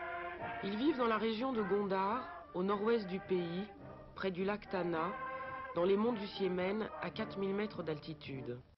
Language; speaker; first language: French; native; French